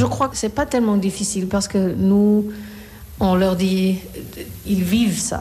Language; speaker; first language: French; non-native, fluent; Korean